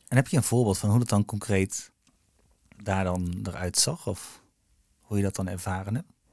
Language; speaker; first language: Dutch; native; Dutch